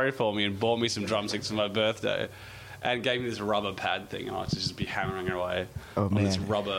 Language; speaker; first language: English; native; English